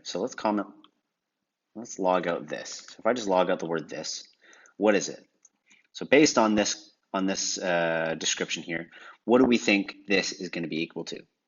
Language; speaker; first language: English; native; English